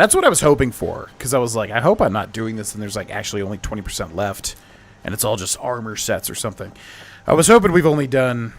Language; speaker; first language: English; native; English